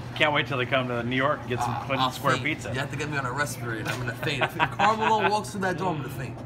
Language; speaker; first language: English; native; English